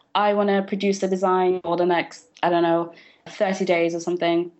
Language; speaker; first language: English; native; English